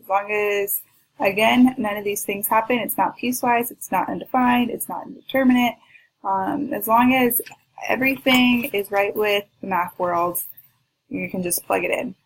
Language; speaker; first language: English; native; English